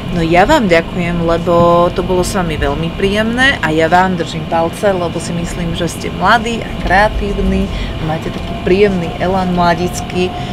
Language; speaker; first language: Slovak; native; Slovak